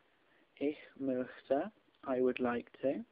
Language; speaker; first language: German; non-native, learner; English